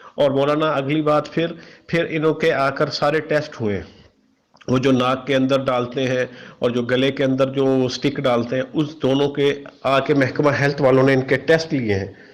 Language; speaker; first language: Urdu; non-native, local second language; Punjabi